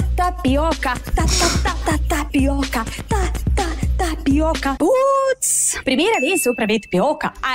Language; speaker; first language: Portuguese; non-native, fluent; Russian